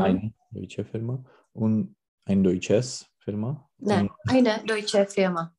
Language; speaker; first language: German; non-native, learner; Czech